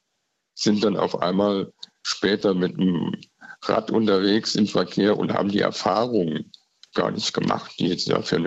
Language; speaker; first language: German; native; German